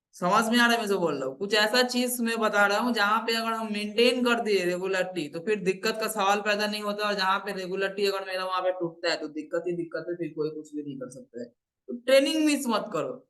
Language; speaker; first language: Hindi; non-native, local second language; Bangla